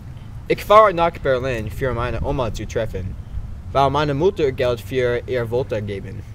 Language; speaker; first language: German; non-native, learner; English